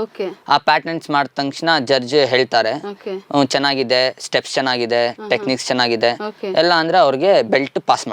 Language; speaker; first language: Kannada; non-native, local second language; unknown